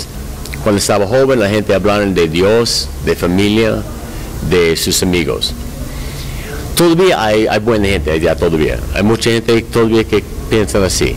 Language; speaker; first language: Spanish; non-native, learner; English